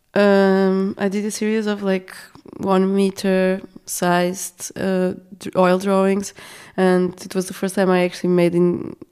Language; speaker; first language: English; non-native, fluent; Portuguese